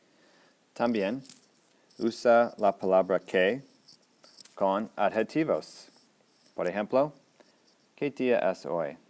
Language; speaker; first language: Spanish; non-native, fluent; English